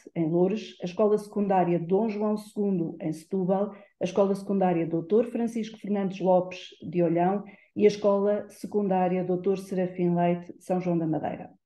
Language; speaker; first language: Portuguese; native; Portuguese